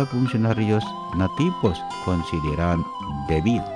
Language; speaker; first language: Spanish; non-native, learner; Indonesian